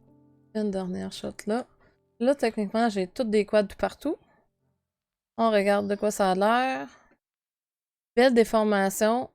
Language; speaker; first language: French; native; French